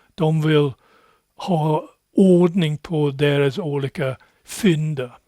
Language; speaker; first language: Swedish; non-native, fluent; English